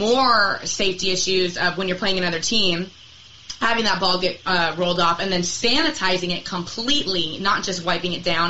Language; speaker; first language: English; native; English